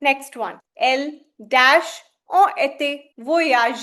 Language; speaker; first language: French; non-native, fluent; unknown